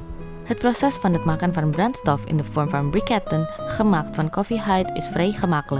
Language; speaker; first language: Dutch; non-native, fluent; Indonesian